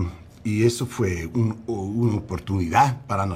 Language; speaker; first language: Spanish; non-native, learner; English